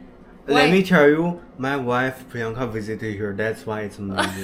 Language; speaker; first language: English; non-native, learner; Chinese